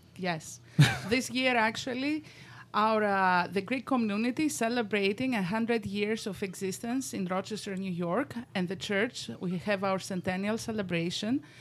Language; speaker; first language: English; non-native, fluent; Greek